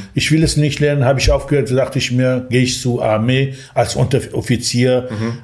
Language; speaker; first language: German; non-native, fluent; Persian